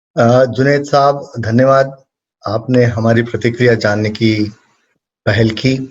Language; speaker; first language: Hindi; non-native, local second language; Marathi